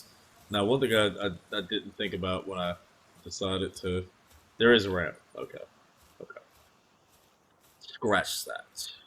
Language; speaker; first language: English; native; English